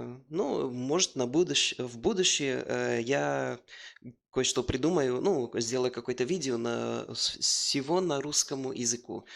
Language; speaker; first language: Russian; early bilingual, heritage; Russian